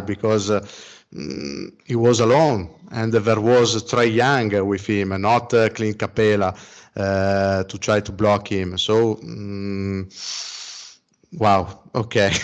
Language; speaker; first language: English; non-native, learner; Italian